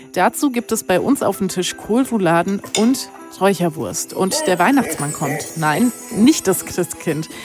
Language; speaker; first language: German; early bilingual, other home language; Romanian